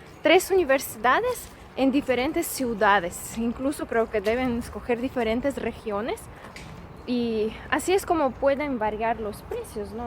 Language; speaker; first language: Spanish; non-native, fluent; Russian